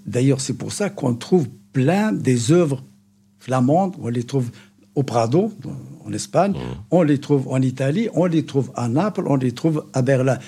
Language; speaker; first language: French; non-native, local second language; Arabic